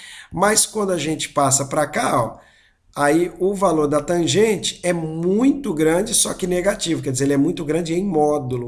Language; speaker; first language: Portuguese; native; Portuguese